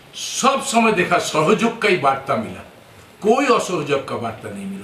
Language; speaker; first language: Hindi; non-native, local second language; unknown